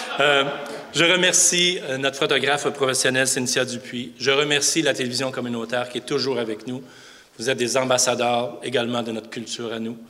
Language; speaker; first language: French; native; French